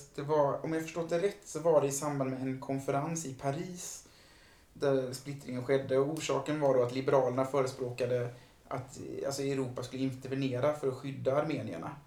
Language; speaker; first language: Swedish; native; Swedish